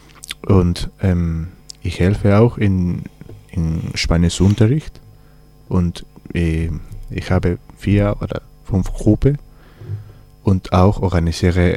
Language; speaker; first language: German; non-native, learner; Spanish